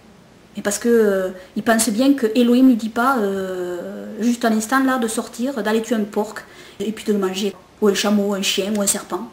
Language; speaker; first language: French; native; French